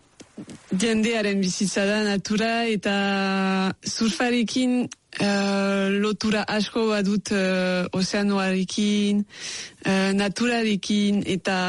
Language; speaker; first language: Basque; non-native, local second language; French